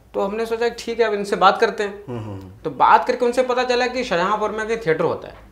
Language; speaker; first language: Hindi; native; Hindi